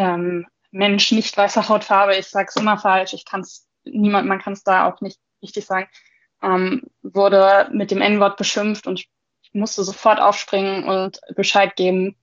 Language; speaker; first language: German; native; German